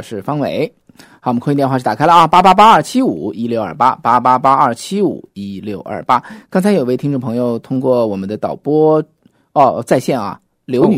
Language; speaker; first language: Chinese; native; Chinese